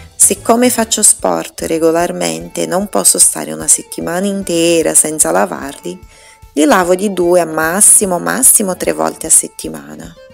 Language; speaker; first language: Italian; non-native, fluent; Portuguese